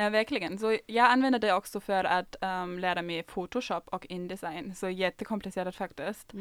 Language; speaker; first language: Swedish; non-native, fluent; German